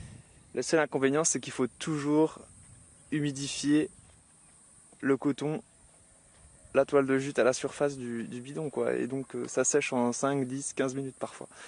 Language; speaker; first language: French; native; French